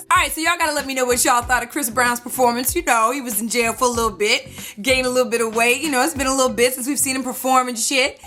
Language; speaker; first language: English; native; English